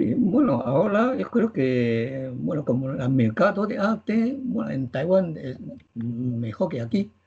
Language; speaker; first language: Spanish; non-native, learner; Chinese